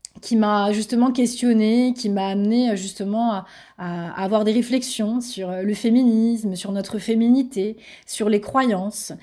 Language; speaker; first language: French; native; French